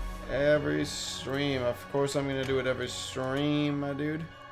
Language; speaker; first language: English; early bilingual, other home language; Spanish